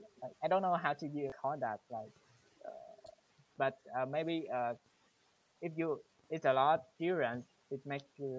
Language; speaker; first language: English; non-native, learner; Vietnamese